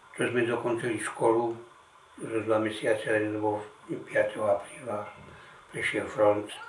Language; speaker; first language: Slovak; native; Slovak